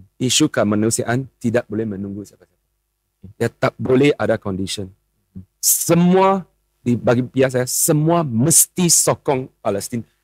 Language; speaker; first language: Malay; non-native, local second language; Chinese